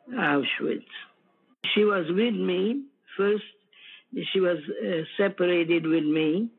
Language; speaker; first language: English; non-native, fluent; Ukrainian